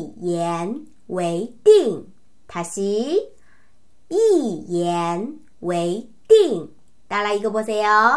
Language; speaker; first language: Korean; non-native, fluent; Chinese